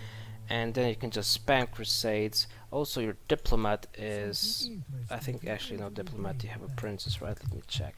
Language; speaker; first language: English; non-native, fluent; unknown